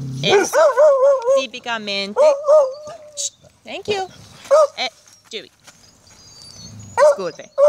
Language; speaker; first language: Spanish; non-native, fluent; English